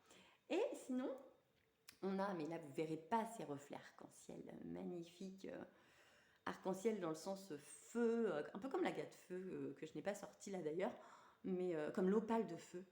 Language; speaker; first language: French; native; French